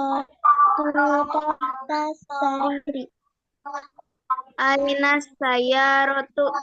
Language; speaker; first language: Arabic; non-native, learner; Indonesian